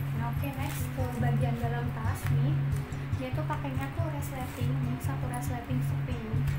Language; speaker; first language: Indonesian; non-native, local second language; Javanese